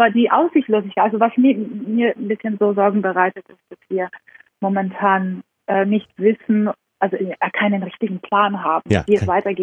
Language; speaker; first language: German; non-native, fluent; Georgian